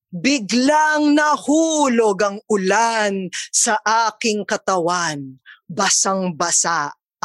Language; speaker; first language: Filipino; native; Filipino